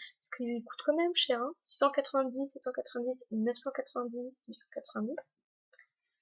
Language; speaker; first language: French; native; French